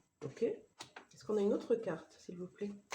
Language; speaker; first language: French; native; French